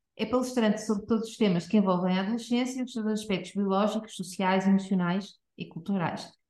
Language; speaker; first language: Portuguese; native; Portuguese